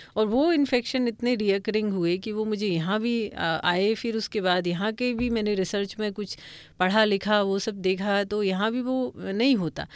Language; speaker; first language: Hindi; non-native, local second language; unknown